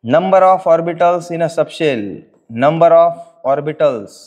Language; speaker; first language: Hindi; non-native, local second language; Marathi